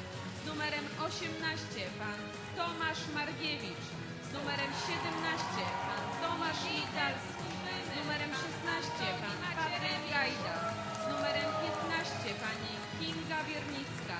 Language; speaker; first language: Polish; native; Polish